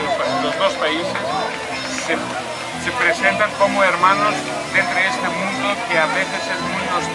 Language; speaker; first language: Spanish; non-native, fluent; Greek